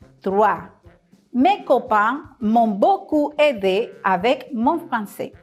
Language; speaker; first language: French; non-native, fluent; Spanish